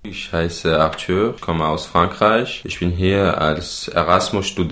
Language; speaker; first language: German; non-native, learner; French